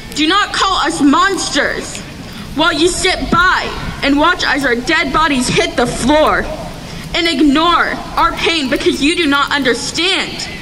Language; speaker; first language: English; native; English